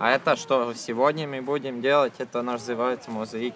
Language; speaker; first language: Russian; non-native, learner; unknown